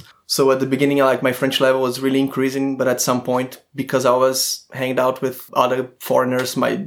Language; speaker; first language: English; non-native, fluent; Portuguese